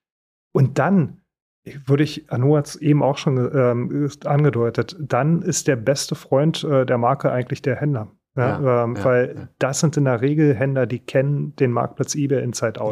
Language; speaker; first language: German; native; German